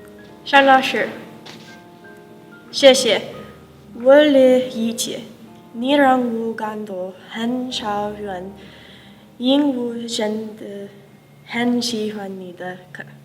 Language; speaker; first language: Chinese; non-native, learner; English